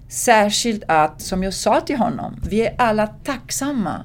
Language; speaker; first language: Swedish; non-native, fluent; Italian